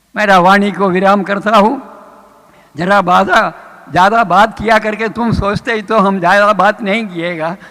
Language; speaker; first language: Hindi; non-native, local second language; Malayalam